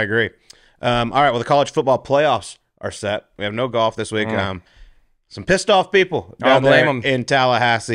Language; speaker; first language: English; native; English